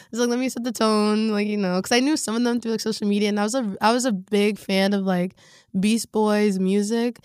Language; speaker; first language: English; native; English